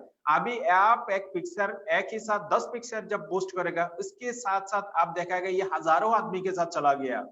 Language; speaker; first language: Hindi; non-native, fluent; Bangla